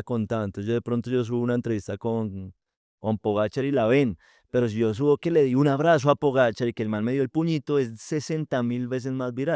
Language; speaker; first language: Spanish; native; Spanish